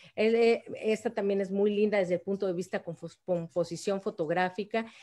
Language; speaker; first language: Spanish; native; Spanish